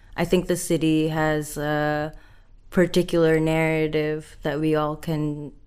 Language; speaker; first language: English; non-native, fluent; Indonesian